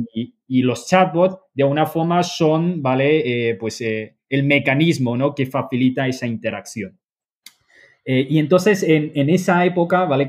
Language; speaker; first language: Spanish; non-native, fluent; Chinese